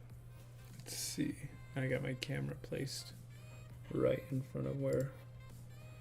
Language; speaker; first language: English; native; English